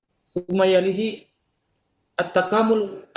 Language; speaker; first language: Arabic; non-native, learner; Indonesian